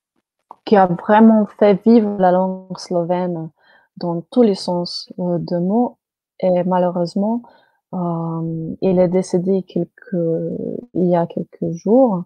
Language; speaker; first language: French; non-native, fluent; Slovenian